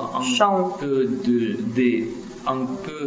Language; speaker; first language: French; non-native, learner; Russian